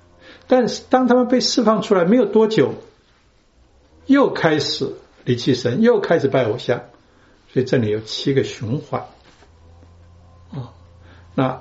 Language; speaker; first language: Chinese; native; Chinese